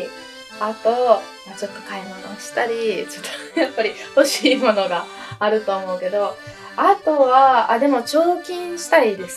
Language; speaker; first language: Japanese; non-native, fluent; Italian